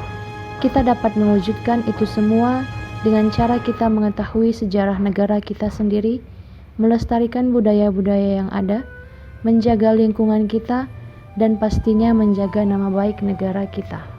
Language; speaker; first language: Indonesian; native; Indonesian